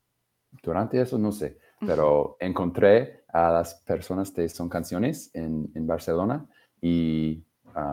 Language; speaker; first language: Spanish; non-native, fluent; English